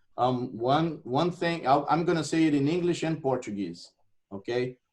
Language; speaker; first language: English; non-native, fluent; Portuguese